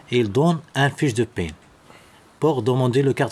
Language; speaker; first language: French; non-native, learner; Arabic